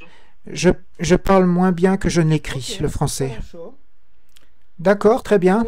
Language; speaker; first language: French; non-native, fluent; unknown